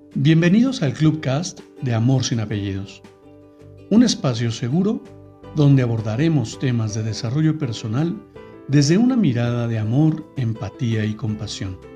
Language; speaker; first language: Spanish; native; Spanish